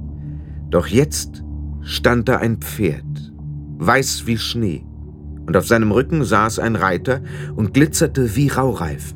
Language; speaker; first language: German; native; German